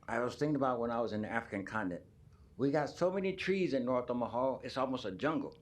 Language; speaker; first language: English; native; English